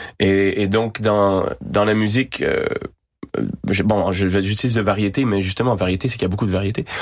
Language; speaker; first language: French; native; French